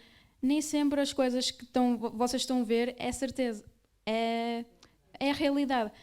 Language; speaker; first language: Portuguese; early bilingual, other home language; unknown